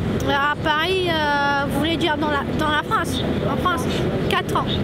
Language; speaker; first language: French; early bilingual, other home language; Romanian